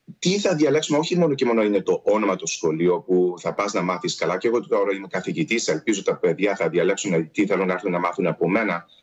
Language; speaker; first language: Greek; early bilingual, heritage; Greek